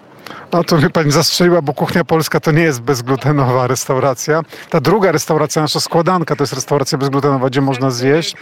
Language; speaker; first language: Polish; native; Polish